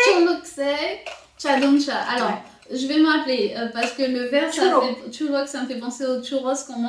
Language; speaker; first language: French; native; French